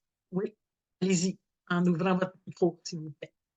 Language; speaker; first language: French; native; French